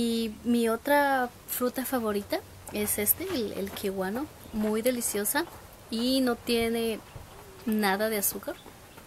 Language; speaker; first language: Spanish; early bilingual, heritage; Spanish